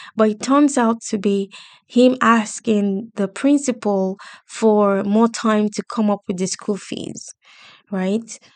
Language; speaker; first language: English; non-native, local second language; Yoruba